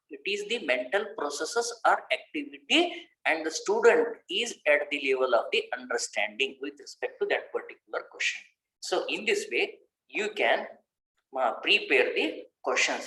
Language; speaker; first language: English; non-native, local second language; Kannada